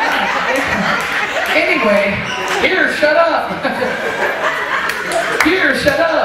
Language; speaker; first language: English; native; English